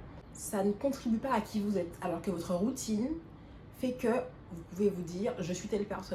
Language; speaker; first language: French; native; French